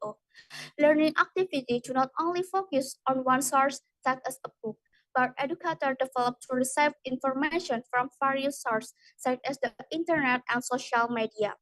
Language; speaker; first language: English; non-native, learner; Indonesian